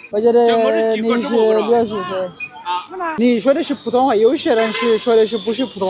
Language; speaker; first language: Chinese; non-native, learner; Amharic